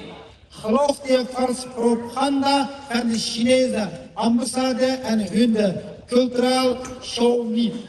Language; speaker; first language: Dutch; non-native, learner; Uyghur